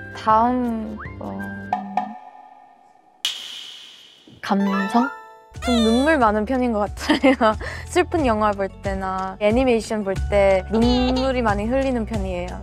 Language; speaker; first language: Korean; early bilingual, heritage; Korean